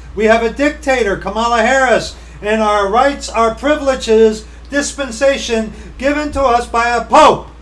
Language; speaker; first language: English; native; English